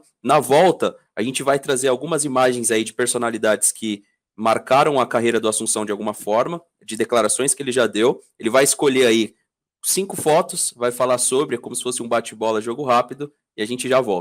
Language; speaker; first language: Portuguese; native; Portuguese